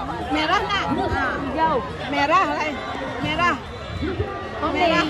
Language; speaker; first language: Indonesian; non-native, local second language; Minangkabau